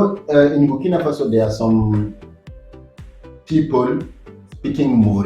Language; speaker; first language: English; non-native, fluent; French